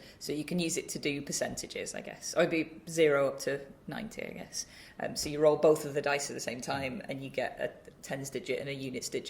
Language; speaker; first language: English; native; English